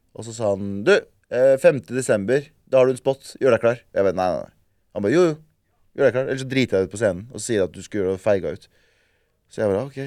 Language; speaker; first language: Norwegian; early bilingual, other home language; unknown